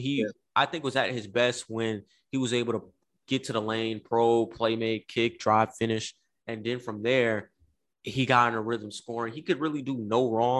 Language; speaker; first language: English; native; English